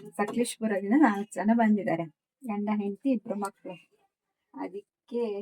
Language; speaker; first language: Kannada; native; Kannada